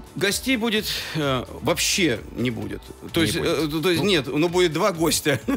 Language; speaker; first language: Russian; native; Russian